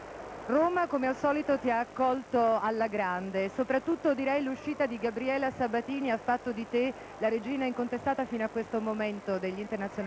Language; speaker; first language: Italian; native; Italian